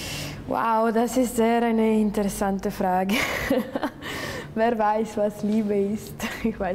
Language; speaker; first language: German; non-native, local second language; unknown